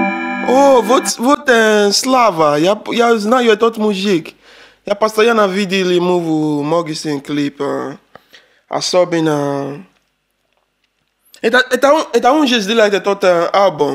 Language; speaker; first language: Russian; non-native, learner; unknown